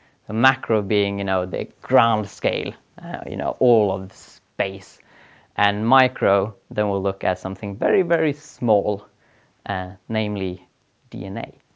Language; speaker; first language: English; non-native, fluent; Swedish